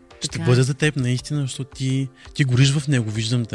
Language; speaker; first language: Bulgarian; native; Bulgarian